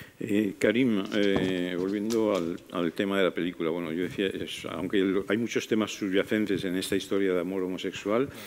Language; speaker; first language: Spanish; native; Spanish